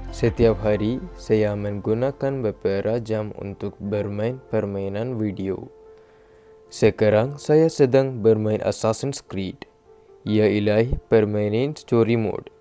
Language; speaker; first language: Malay; non-native, learner; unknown